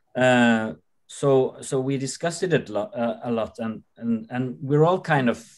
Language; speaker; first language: English; non-native, fluent; Norwegian